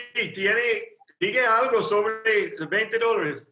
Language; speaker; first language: Spanish; non-native, learner; English